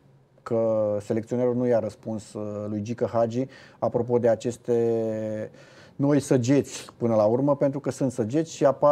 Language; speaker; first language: Romanian; native; Romanian